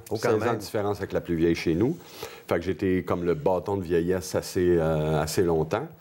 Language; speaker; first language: French; native; French